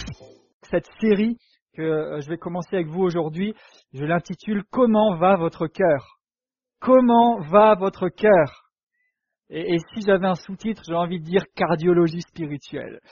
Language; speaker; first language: French; native; French